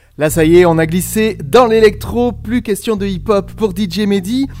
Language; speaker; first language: French; native; French